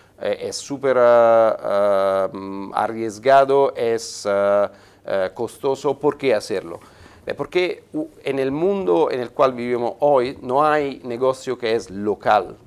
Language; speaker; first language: Spanish; non-native, fluent; Italian